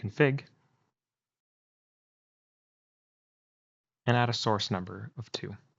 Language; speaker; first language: English; native; English